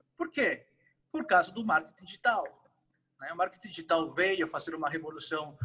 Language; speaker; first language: Portuguese; non-native, fluent; Spanish